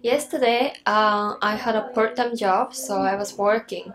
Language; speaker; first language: English; non-native, learner; Japanese